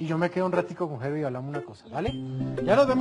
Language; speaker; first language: Spanish; native; Spanish